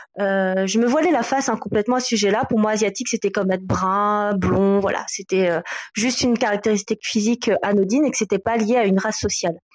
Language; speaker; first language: French; native; French